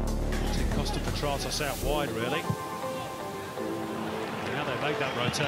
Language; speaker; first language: English; native; English